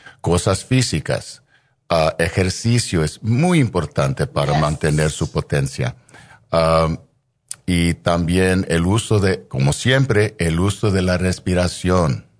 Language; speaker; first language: Spanish; early bilingual, heritage; Spanish